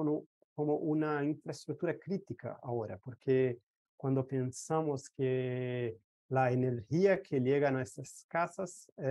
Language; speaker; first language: Spanish; non-native, fluent; Portuguese